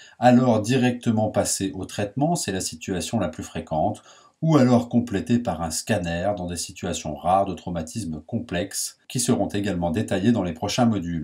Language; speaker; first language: French; native; French